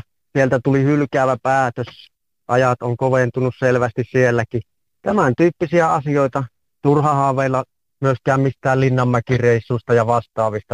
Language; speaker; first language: Finnish; native; Finnish